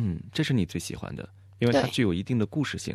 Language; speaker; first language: Chinese; native; Chinese